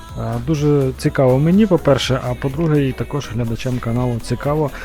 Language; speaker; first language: Ukrainian; native; Ukrainian